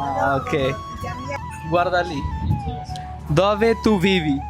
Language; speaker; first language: Italian; non-native, learner; Bangla